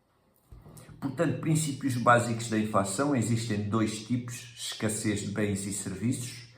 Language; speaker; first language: Portuguese; native; Portuguese